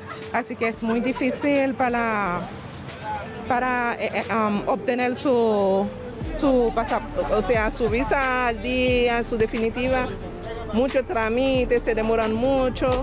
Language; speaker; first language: Spanish; non-native, fluent; Haitian Creole